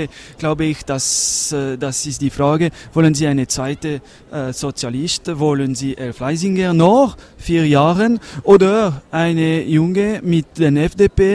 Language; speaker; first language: German; non-native, learner; French